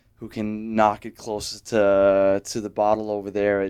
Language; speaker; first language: English; non-native, fluent; Danish